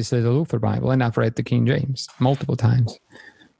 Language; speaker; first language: English; non-native, fluent; German